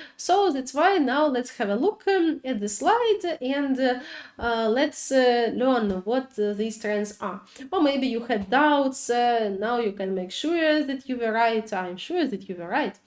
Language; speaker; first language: English; non-native, fluent; Ukrainian